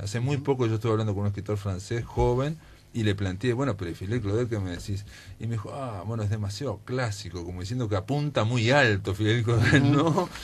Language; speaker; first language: Spanish; native; Spanish